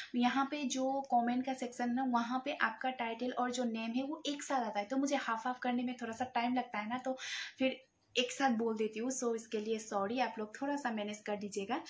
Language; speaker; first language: Hindi; non-native, local second language; Nepali